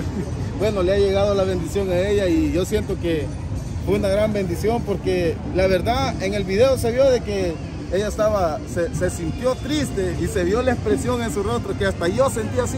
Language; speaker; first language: Spanish; native; Spanish